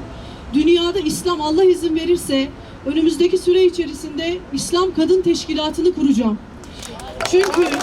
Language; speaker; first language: Turkish; native; Turkish